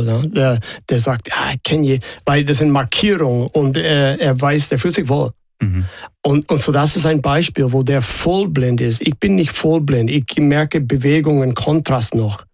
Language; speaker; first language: German; non-native, fluent; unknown